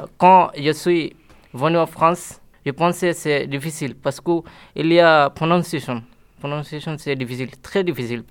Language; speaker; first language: French; non-native, learner; Bangla